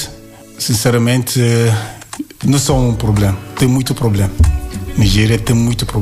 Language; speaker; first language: Portuguese; non-native, learner; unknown